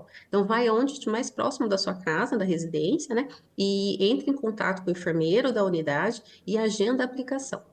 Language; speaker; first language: Portuguese; native; Portuguese